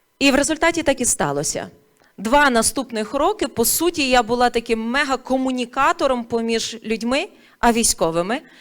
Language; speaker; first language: Ukrainian; native; Ukrainian